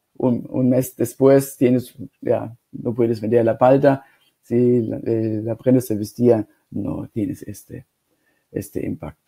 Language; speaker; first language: Spanish; non-native, fluent; German